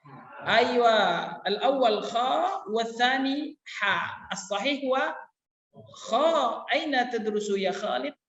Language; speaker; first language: Arabic; non-native, fluent; Indonesian